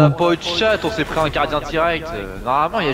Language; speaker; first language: French; native; French